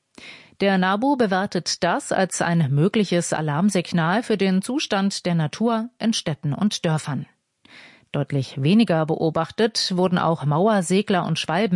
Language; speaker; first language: German; native; German